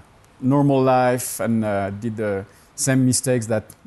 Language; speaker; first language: English; non-native, fluent; French